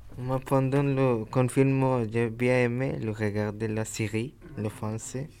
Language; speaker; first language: French; non-native, learner; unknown